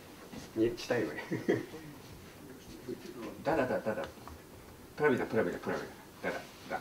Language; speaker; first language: Russian; non-native, learner; Japanese